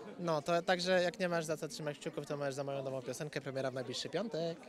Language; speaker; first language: Polish; native; Polish